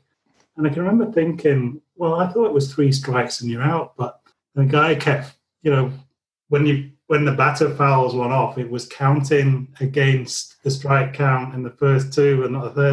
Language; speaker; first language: English; native; English